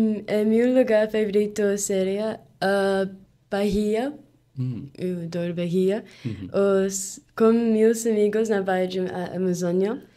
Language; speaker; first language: Portuguese; non-native, learner; English